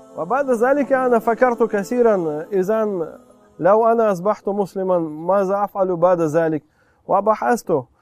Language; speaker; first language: Arabic; non-native, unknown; Russian